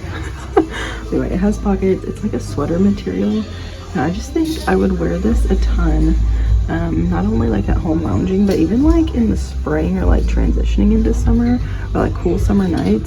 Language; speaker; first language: English; native; English